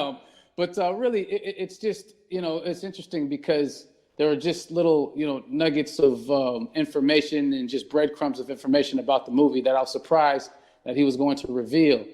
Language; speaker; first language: English; native; English